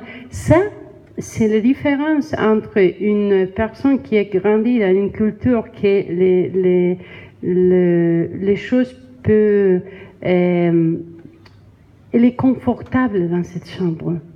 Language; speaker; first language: French; non-native, learner; Spanish